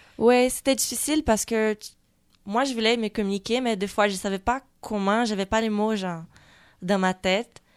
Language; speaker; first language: French; non-native, fluent; Portuguese